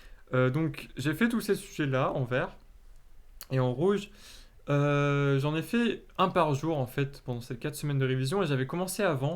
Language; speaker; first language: French; native; French